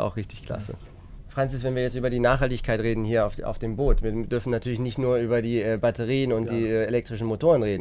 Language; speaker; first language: German; native; German